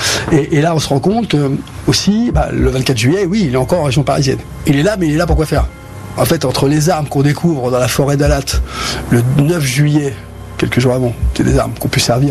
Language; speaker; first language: French; native; French